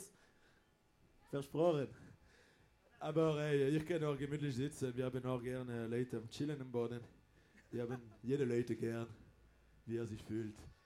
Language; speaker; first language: German; non-native, fluent; French